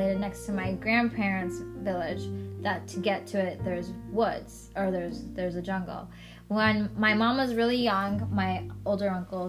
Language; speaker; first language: English; native; English